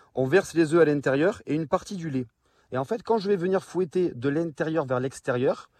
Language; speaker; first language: French; native; French